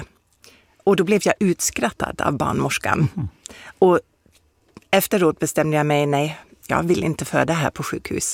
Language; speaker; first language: Swedish; non-native, fluent; German